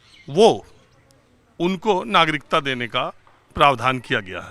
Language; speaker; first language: Hindi; native; Hindi